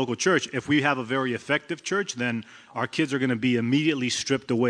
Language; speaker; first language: English; early bilingual, other home language; Spanish